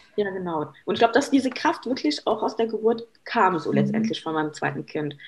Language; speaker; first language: German; early bilingual, other home language; Arabic